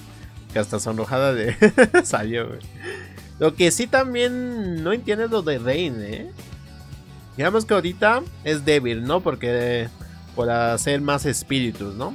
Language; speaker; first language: Spanish; native; Spanish